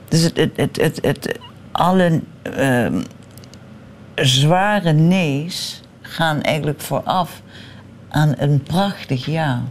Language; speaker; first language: Dutch; native; Dutch